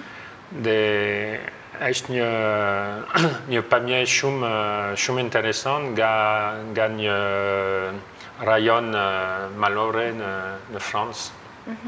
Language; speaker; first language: Albanian; non-native, learner; French